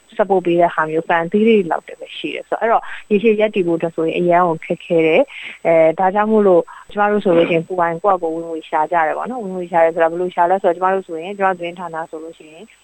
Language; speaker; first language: Burmese; native; Burmese